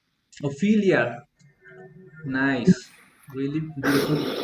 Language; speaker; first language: English; non-native, learner; Spanish